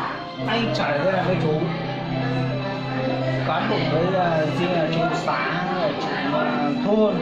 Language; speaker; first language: Vietnamese; non-native, local second language; Hmong